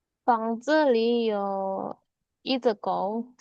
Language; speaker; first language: Chinese; non-native, learner; Indonesian